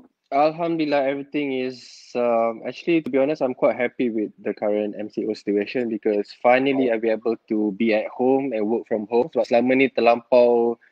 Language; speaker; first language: English; non-native, local second language; Malay